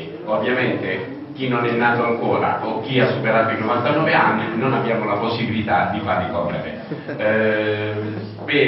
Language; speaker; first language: Italian; native; Italian